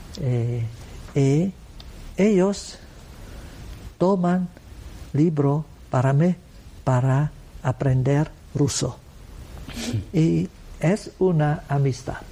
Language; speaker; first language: Spanish; non-native, learner; Vietnamese